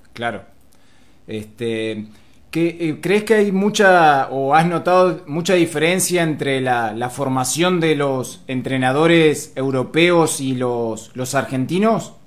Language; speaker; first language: Spanish; native; Spanish